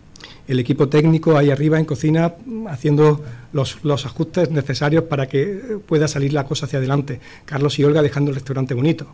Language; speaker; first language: Spanish; native; Spanish